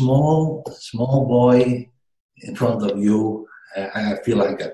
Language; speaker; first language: English; non-native, fluent; Dutch